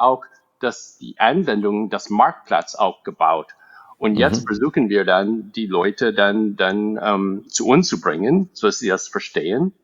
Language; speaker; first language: German; non-native, fluent; English